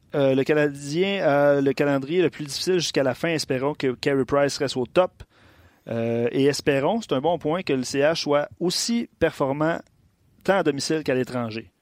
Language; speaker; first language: French; native; French